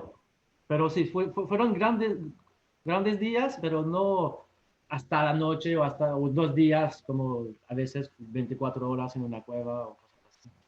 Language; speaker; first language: Spanish; non-native, fluent; French